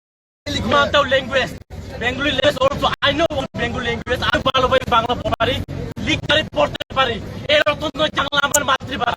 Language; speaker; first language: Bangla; non-native, local second language; Kok Borok